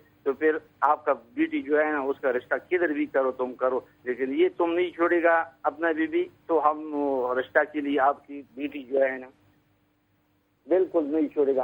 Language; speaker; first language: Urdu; non-native, local second language; Pashto